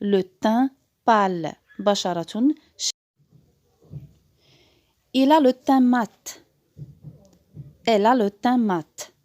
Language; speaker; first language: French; non-native, local second language; Arabic